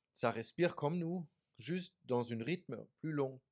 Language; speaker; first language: French; non-native, fluent; German